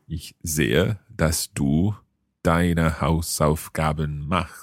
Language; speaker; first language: German; non-native, fluent; English